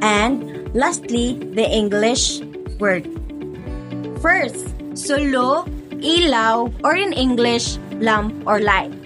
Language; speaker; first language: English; non-native, local second language; Cebuano